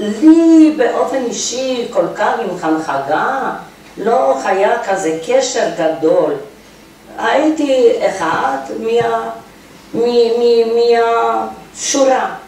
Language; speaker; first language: Hebrew; non-native, fluent; Polish